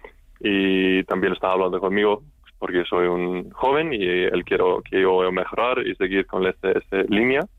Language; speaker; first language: Spanish; non-native, learner; Icelandic